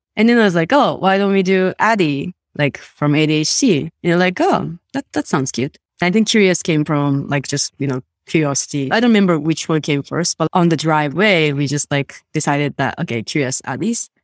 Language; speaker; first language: English; non-native, fluent; Japanese